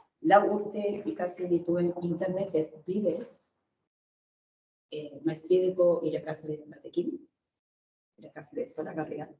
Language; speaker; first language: Basque; non-native, fluent; Spanish